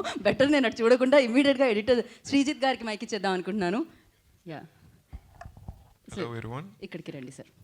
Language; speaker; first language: Telugu; native; Telugu